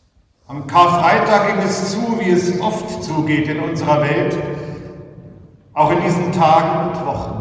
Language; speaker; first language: German; native; German